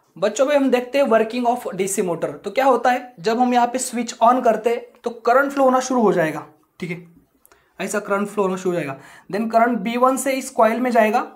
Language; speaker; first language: Hindi; non-native, local second language; Marathi